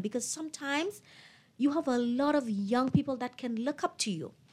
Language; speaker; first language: English; native; English